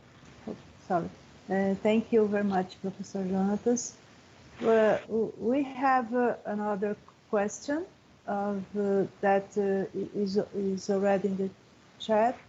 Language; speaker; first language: English; non-native, learner; Portuguese